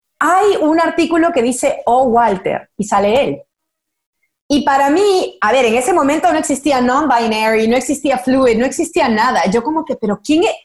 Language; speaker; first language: Spanish; native; Spanish